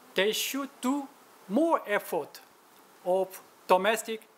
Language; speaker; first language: English; non-native, fluent; Korean